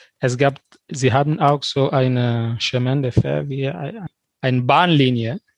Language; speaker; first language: German; non-native, fluent; French